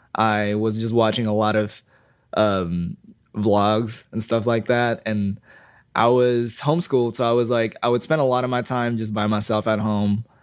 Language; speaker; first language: English; non-native, fluent; Indonesian